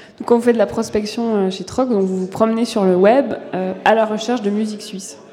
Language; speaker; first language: French; native; French